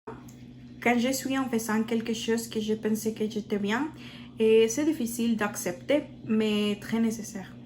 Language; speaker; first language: French; non-native, learner; Spanish